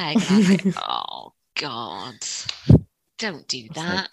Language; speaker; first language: English; native; English